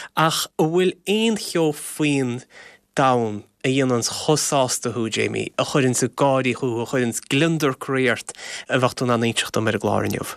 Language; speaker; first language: Irish; native; Irish